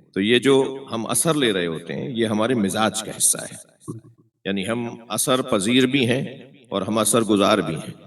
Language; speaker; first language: Urdu; native; Urdu